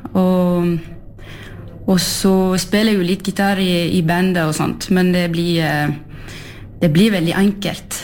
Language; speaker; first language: Norwegian; early bilingual, heritage; French